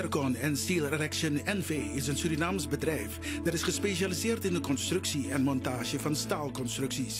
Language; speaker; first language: Dutch; native; Dutch